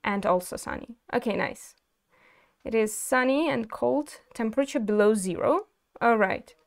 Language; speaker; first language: English; non-native, fluent; Ukrainian